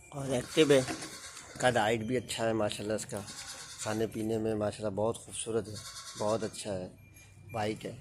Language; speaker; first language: Urdu; native; Urdu